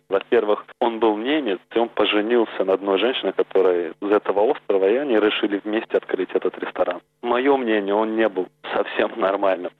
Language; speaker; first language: Russian; early bilingual, heritage; Russian